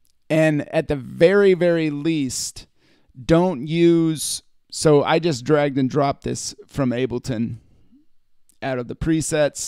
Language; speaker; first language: English; native; English